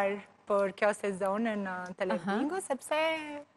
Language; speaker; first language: Albanian; non-native, learner; Portuguese